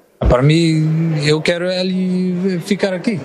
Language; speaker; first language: Portuguese; non-native, learner; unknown